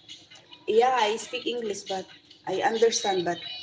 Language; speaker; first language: English; non-native, learner; Filipino